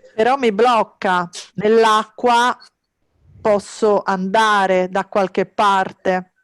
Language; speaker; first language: Italian; native; Italian